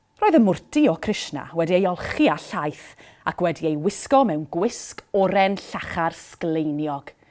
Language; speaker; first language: Welsh; native; Welsh